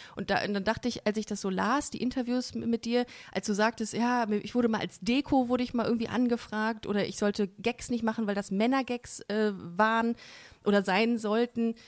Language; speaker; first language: German; native; German